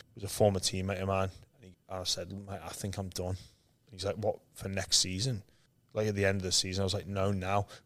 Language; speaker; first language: English; native; English